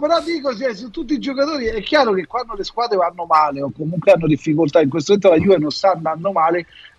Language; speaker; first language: Italian; native; Italian